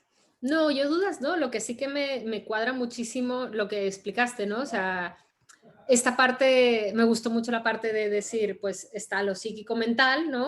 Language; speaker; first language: Spanish; native; Spanish